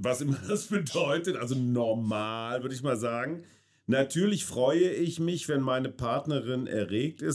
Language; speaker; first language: German; native; German